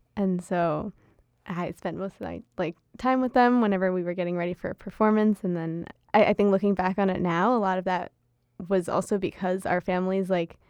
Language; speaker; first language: English; early bilingual, other home language; Gujarati